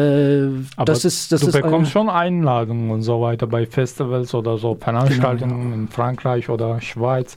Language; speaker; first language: German; non-native, fluent; Kurdish